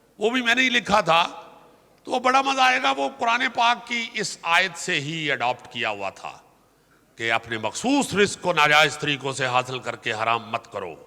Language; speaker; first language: Urdu; non-native, local second language; Punjabi